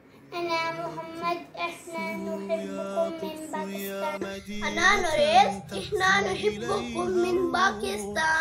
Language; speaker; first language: Arabic; non-native, learner; Urdu